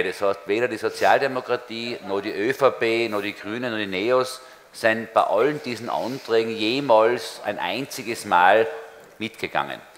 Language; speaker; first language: German; native; German